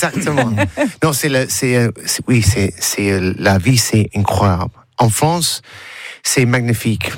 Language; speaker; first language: French; non-native, learner; English